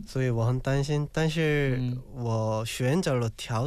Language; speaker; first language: Chinese; non-native, learner; Korean